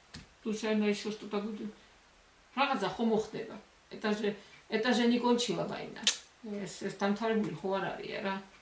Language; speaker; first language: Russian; non-native, local second language; Georgian